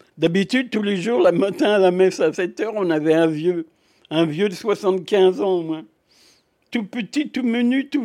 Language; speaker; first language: French; native; French